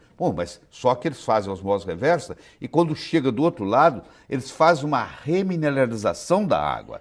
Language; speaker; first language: Portuguese; native; Portuguese